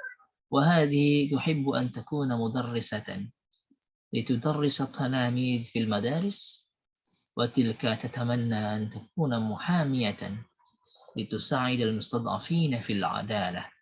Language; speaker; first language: Arabic; non-native, fluent; Indonesian